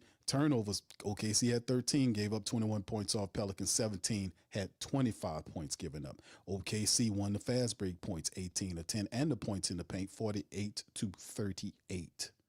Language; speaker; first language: English; native; English